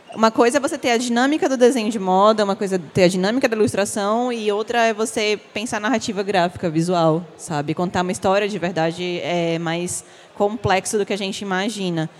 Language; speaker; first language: Portuguese; native; Portuguese